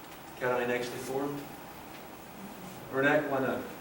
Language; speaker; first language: English; native; English